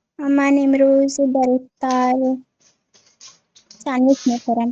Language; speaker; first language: Persian; non-native, learner; Urdu